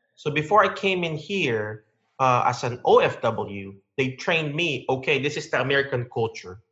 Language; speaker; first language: English; non-native, local second language; Filipino